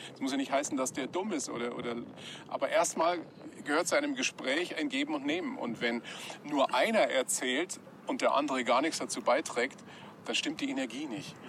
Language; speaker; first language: German; native; German